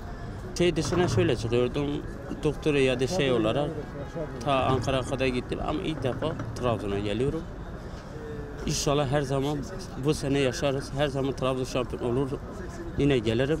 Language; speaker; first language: Turkish; non-native, local second language; Kurdish